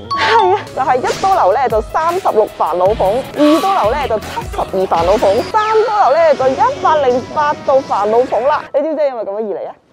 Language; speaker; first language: Chinese; non-native, local second language; Cantonese